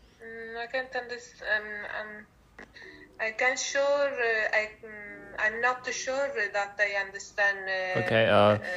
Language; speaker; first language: English; non-native, learner; Italian